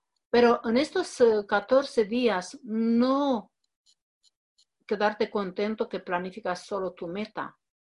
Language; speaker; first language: Spanish; non-native, fluent; Romanian